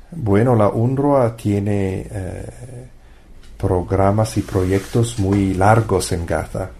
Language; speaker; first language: Spanish; non-native, fluent; Italian